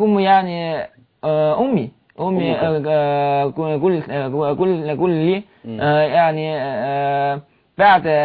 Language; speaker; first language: Arabic; non-native, learner; Chinese